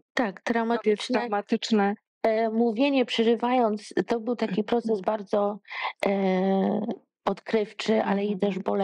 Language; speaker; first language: Polish; early bilingual, heritage; Polish